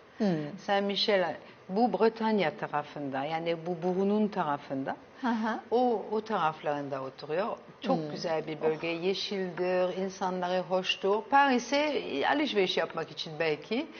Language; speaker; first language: Turkish; early bilingual, heritage; Turkish